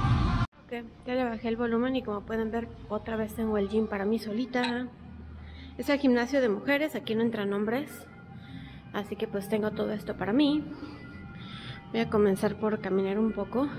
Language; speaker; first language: Spanish; native; Spanish